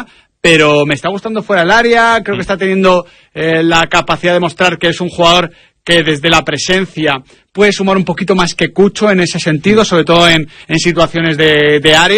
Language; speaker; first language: Spanish; native; Spanish